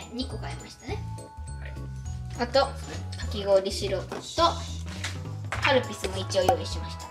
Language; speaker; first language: Japanese; native; Japanese